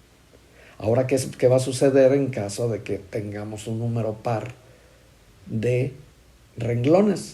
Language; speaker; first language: Spanish; native; Spanish